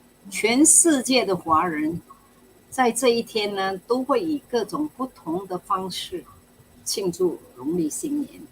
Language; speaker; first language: Chinese; native; Chinese